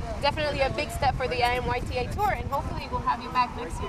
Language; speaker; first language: English; non-native, local second language; Spanish